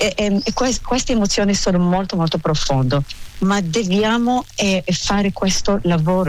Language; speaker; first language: Italian; non-native, learner; Hebrew